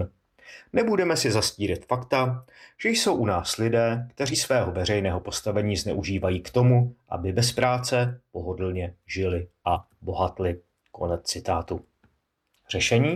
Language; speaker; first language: Czech; native; Czech